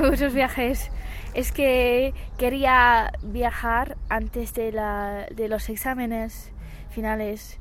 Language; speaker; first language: Spanish; non-native, fluent; English